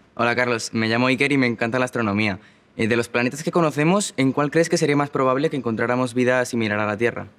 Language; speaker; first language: Spanish; native; Spanish